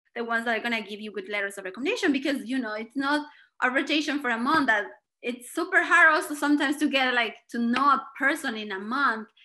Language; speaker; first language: English; non-native, fluent; Spanish